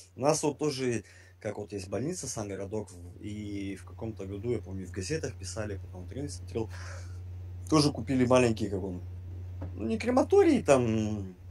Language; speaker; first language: Russian; native; Russian